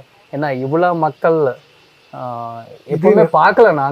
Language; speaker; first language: Tamil; non-native, local second language; Telugu